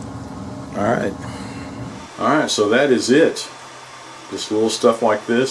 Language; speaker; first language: English; native; English